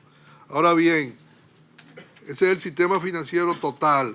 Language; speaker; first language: Spanish; native; Spanish